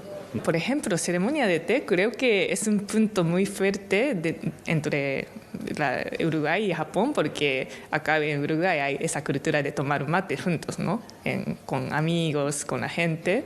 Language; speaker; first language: Spanish; non-native, fluent; Japanese